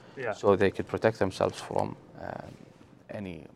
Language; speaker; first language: English; non-native, fluent; Arabic